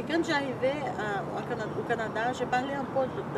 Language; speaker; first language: French; non-native, fluent; Portuguese